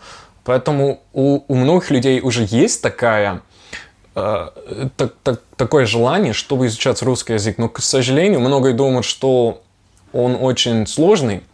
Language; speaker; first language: Russian; non-native, fluent; Dutch